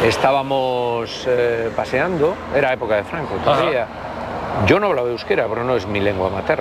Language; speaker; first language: Spanish; native; Spanish